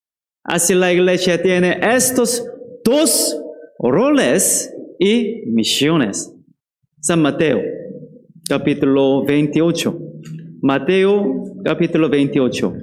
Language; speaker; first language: Spanish; non-native, fluent; Korean